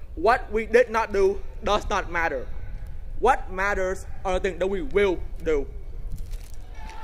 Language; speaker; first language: English; non-native, fluent; Vietnamese